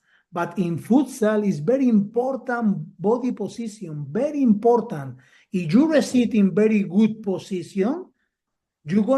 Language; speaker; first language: English; non-native, learner; Spanish